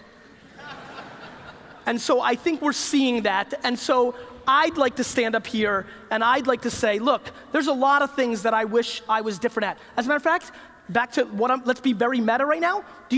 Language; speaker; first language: English; native; English